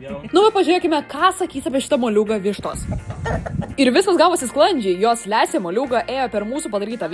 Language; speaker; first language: Lithuanian; native; Lithuanian